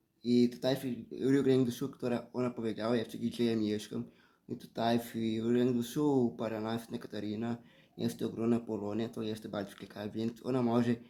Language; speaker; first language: Polish; early bilingual, heritage; Portuguese